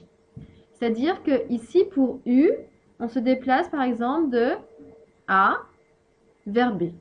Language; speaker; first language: French; native; French